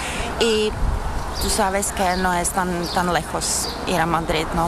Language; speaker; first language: Spanish; non-native, learner; Czech